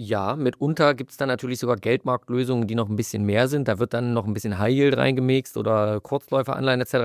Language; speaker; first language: German; native; German